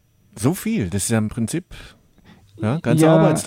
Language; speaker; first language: German; native; German